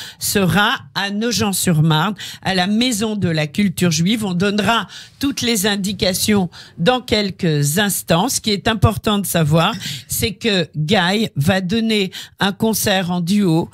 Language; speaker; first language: French; native; French